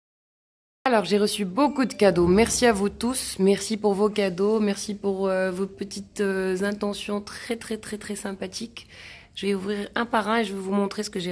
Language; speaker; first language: French; non-native, local second language; Arabic